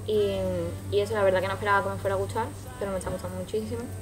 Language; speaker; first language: Spanish; native; Spanish